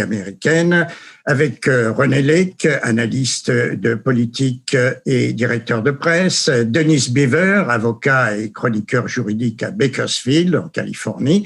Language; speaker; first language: French; native; French